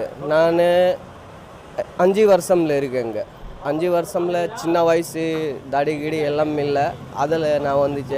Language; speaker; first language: Tamil; non-native, local second language; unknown